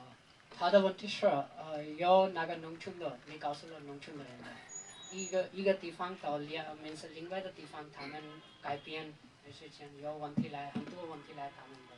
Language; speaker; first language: Chinese; non-native, learner; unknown